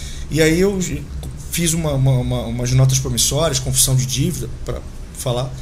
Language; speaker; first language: Portuguese; native; Portuguese